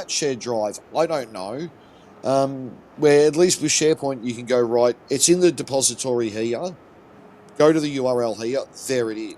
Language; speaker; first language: English; native; English